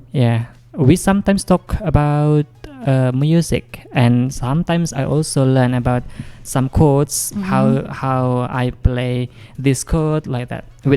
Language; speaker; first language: English; non-native, fluent; Indonesian